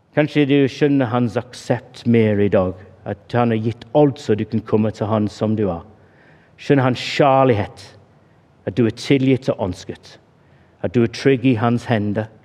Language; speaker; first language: Norwegian; non-native, fluent; English